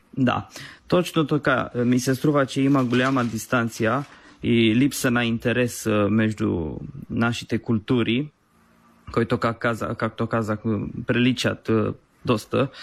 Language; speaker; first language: Bulgarian; non-native, learner; Romanian